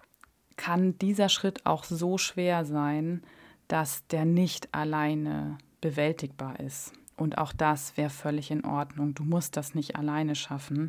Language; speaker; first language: German; native; German